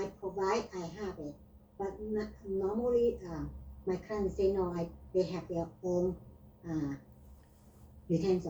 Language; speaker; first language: English; non-native, learner; Vietnamese